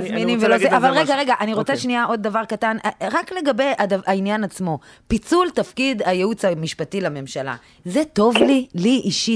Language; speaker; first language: Hebrew; native; Hebrew